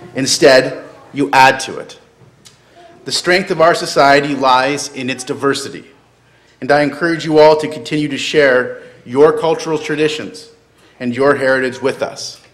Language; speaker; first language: English; native; English